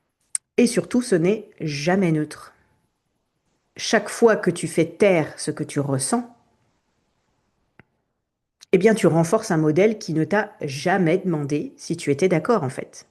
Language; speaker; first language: French; native; French